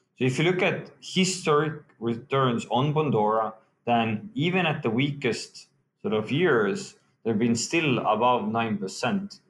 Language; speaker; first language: English; non-native, fluent; Estonian